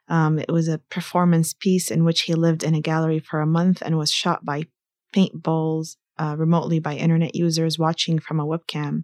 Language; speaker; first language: English; early bilingual, other home language; Arabic